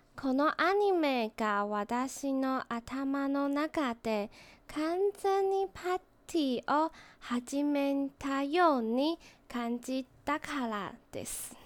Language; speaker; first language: Japanese; non-native, learner; Chinese